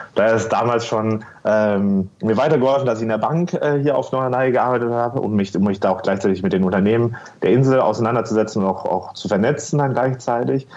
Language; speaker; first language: German; native; German